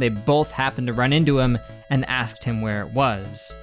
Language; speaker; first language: English; native; English